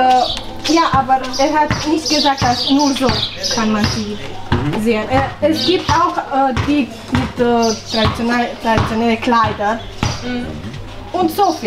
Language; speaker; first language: German; non-native, fluent; Romanian